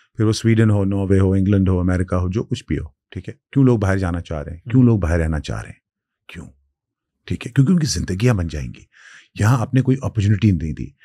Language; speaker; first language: Urdu; non-native, local second language; Sindhi